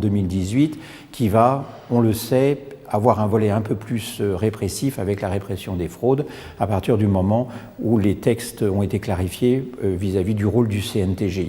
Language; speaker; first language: French; native; French